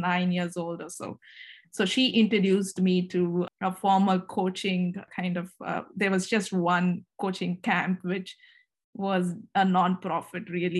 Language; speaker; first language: English; non-native, local second language; Kannada